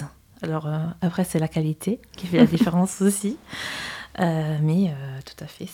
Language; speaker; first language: French; non-native, fluent; Italian